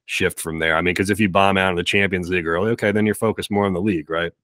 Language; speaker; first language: English; native; English